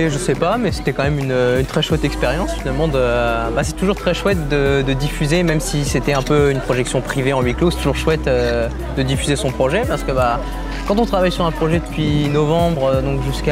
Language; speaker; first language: French; native; French